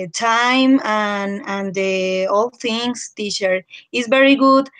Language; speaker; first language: English; non-native, learner; Spanish